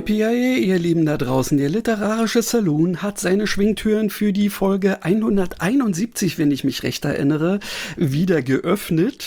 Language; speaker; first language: German; native; German